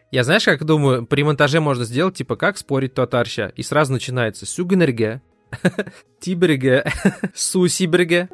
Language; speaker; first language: Russian; native; Russian